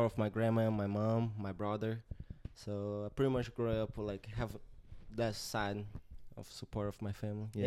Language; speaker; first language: English; non-native, learner; Portuguese